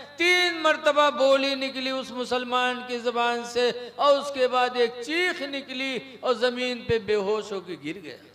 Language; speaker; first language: Hindi; native; Hindi